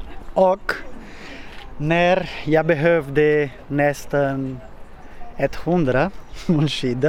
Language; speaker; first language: Swedish; non-native, learner; Portuguese